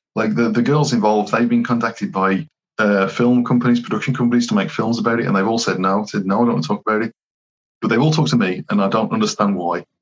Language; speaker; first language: English; native; English